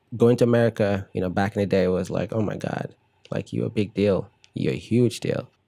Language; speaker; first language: English; early bilingual, other home language; Igbo